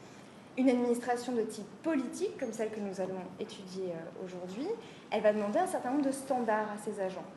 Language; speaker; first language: French; native; French